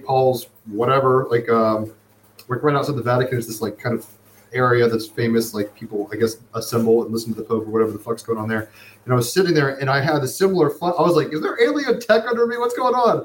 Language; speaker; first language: English; native; English